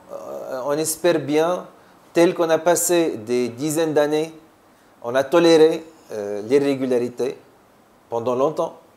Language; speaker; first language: French; non-native, local second language; Arabic